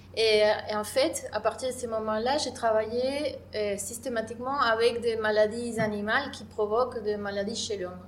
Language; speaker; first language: French; non-native, fluent; Spanish